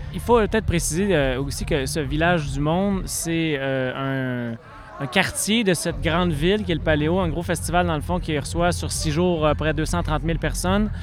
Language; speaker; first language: French; native; French